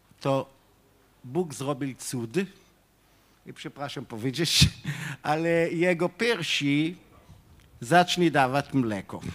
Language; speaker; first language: Polish; non-native, fluent; Hebrew